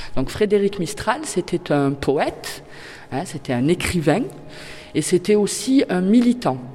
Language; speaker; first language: French; native; French